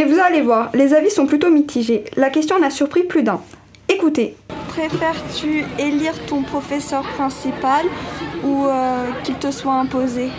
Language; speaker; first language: French; native; French